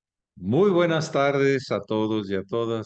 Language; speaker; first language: Spanish; native; Spanish